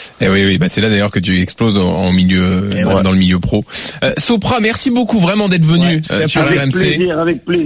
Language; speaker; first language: French; native; French